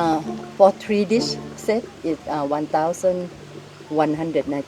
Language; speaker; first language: English; non-native, local second language; Thai